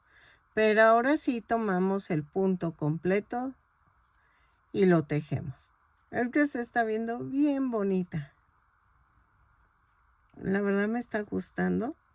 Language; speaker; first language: Spanish; native; Spanish